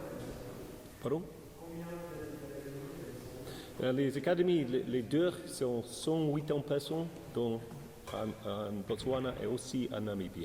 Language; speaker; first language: French; non-native, learner; English